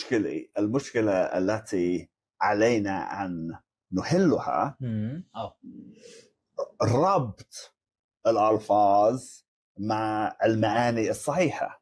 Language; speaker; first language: Arabic; non-native, fluent; English